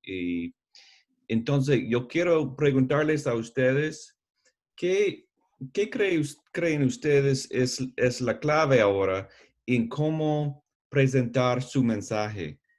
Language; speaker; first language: Spanish; non-native, learner; English